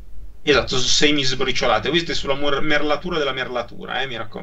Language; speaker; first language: Italian; native; Italian